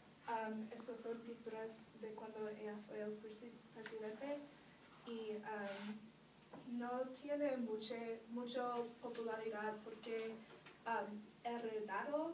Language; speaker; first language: Spanish; non-native, learner; English